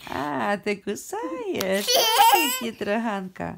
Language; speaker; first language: Russian; native; Russian